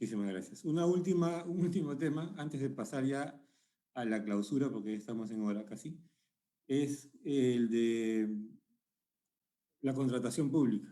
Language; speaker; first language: Spanish; native; Spanish